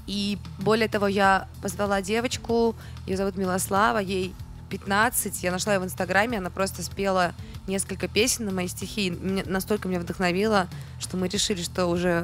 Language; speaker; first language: Russian; native; Russian